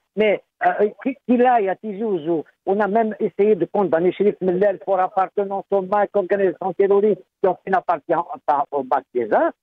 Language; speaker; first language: French; non-native, local second language; Kabyle